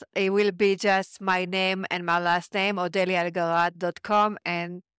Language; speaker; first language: English; non-native, fluent; French